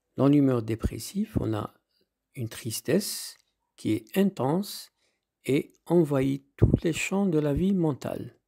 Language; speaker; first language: French; non-native, local second language; Arabic